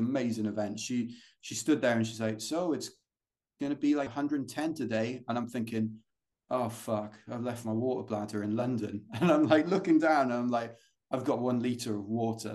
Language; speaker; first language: English; native; English